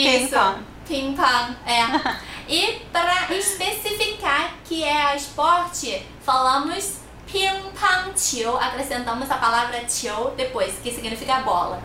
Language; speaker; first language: Portuguese; non-native, fluent; Chinese